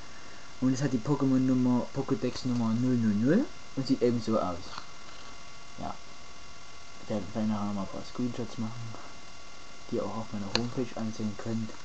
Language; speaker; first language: German; native; German